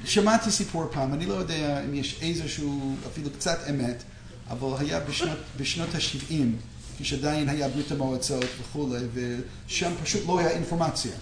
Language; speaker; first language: Hebrew; non-native, fluent; English